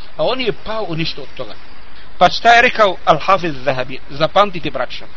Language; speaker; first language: Bosnian; non-native, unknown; Arabic